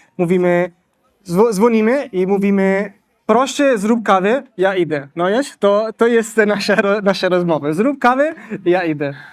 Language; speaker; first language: Polish; non-native, learner; Italian